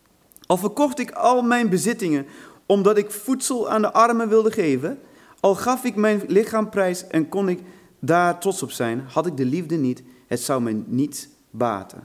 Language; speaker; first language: Dutch; non-native, fluent; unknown